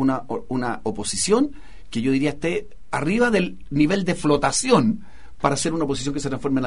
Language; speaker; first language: Spanish; native; Spanish